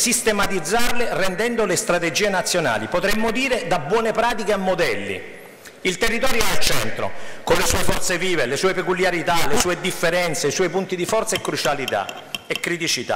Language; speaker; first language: Italian; native; Italian